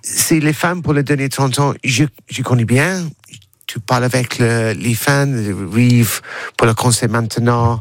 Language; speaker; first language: French; non-native, learner; English